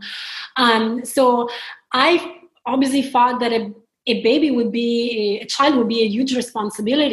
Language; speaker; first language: English; non-native, fluent; Italian